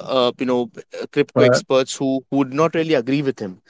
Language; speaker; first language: English; non-native, local second language; Hindi